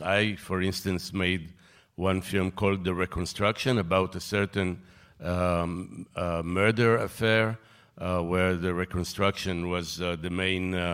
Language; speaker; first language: English; non-native, fluent; Hebrew